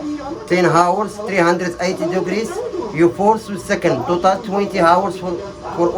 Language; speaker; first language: English; non-native, learner; Arabic